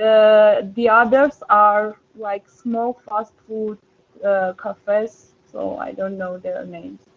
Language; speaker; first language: English; non-native, learner; Armenian